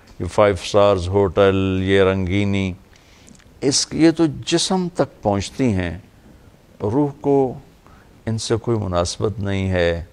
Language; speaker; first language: Urdu; non-native, local second language; Punjabi